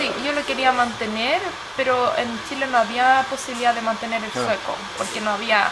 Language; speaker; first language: Spanish; early bilingual, heritage; Swedish